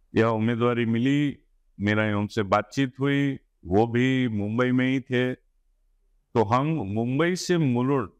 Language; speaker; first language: Hindi; non-native, local second language; Gujarati